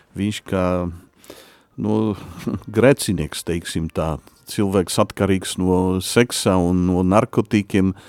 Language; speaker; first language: Latvian; non-native, fluent; Polish